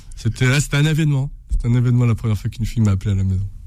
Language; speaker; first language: French; native; French